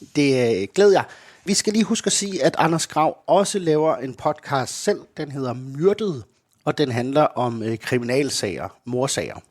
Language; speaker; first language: Danish; native; Danish